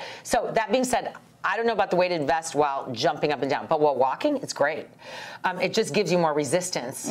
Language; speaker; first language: English; native; English